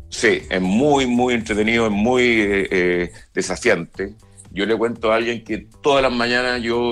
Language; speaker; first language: Spanish; native; Spanish